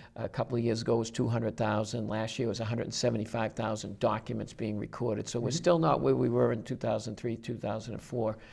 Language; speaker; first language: English; native; English